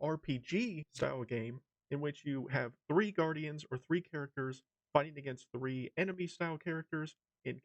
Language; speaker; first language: English; native; English